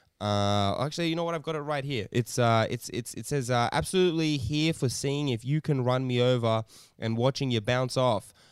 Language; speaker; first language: English; native; English